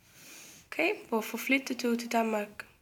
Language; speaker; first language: Danish; non-native, learner; Icelandic